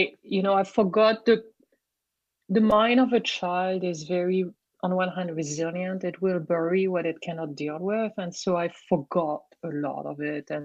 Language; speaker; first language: English; non-native, fluent; French